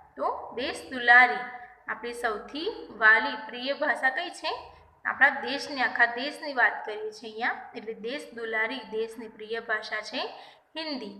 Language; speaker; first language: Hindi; non-native, local second language; Gujarati